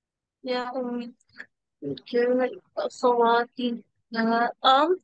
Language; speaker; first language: Arabic; non-native, learner; Urdu